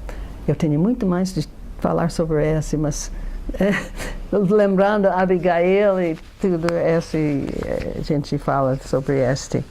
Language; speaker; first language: Portuguese; non-native, fluent; English